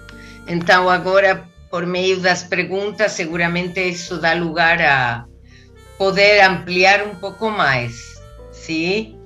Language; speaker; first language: Portuguese; non-native, fluent; Spanish